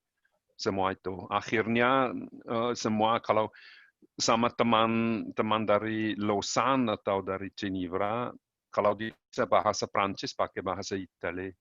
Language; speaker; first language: Indonesian; non-native, learner; German